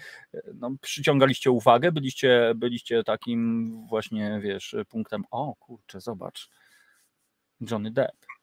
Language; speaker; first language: Polish; native; Polish